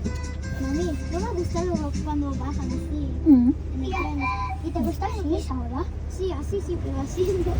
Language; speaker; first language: Spanish; early bilingual, other home language; Filipino